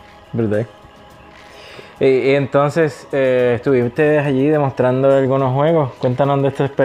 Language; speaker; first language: Spanish; native; Spanish